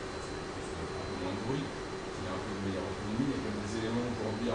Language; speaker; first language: French; native; French